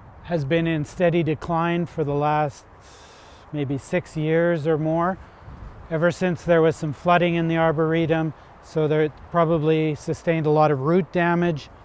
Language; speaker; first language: English; native; English